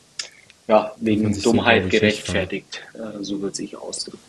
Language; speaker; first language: German; native; German